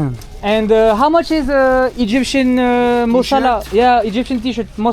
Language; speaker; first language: English; non-native, learner; French